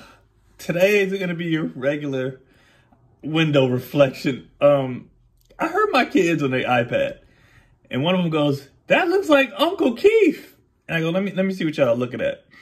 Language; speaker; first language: English; native; English